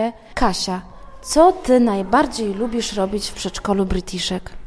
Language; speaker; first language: Polish; native; Polish